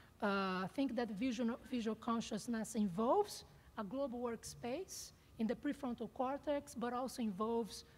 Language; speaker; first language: English; non-native, fluent; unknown